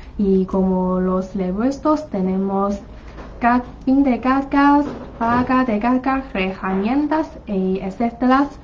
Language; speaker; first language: Spanish; non-native, learner; Chinese